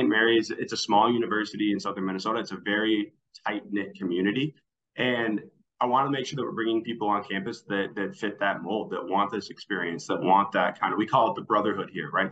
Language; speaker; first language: English; native; English